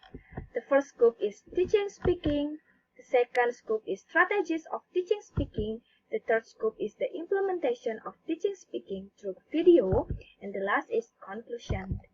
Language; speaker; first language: English; non-native, learner; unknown